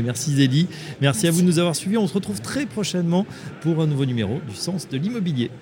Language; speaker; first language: French; native; French